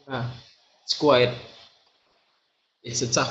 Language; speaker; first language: English; non-native, learner; Indonesian